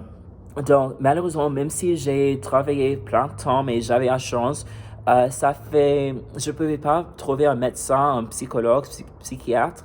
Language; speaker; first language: French; non-native, fluent; English